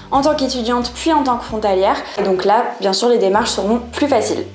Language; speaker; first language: French; native; French